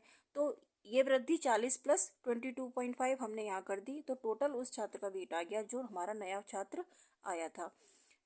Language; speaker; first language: Hindi; native; Hindi